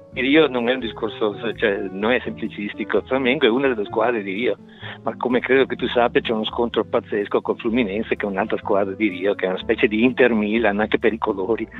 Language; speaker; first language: Italian; non-native, fluent; Portuguese